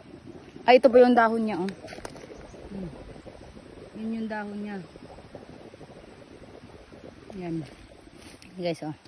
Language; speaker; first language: Filipino; non-native, local second language; Cebuano